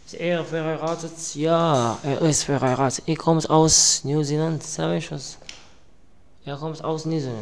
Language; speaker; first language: German; non-native, learner; Arabic